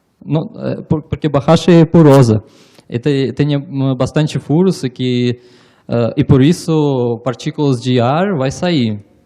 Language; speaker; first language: Portuguese; non-native, learner; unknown